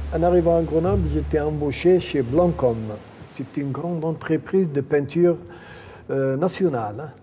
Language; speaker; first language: French; non-native, local second language; Arabic